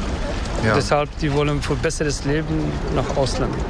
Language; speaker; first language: German; non-native, learner; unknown